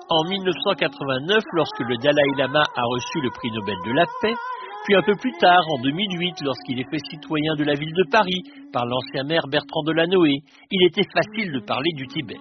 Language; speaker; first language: French; native; French